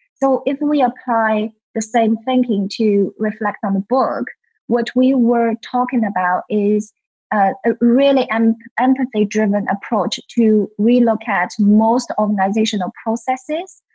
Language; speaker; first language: English; non-native, fluent; Chinese